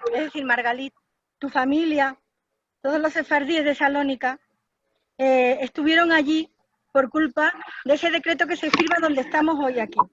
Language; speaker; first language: Spanish; native; Spanish